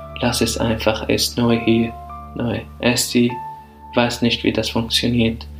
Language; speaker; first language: German; non-native, fluent; Arabic